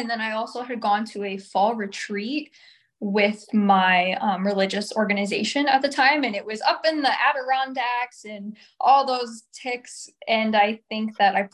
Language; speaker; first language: English; native; English